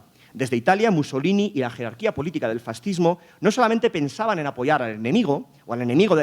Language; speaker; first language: Spanish; native; Spanish